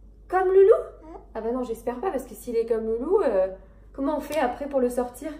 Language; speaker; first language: French; native; French